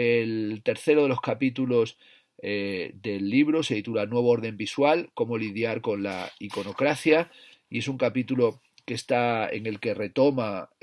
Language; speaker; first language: Spanish; native; Spanish